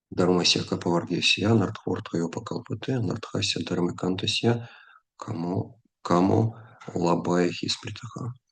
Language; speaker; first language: Ukrainian; non-native, local second language; Russian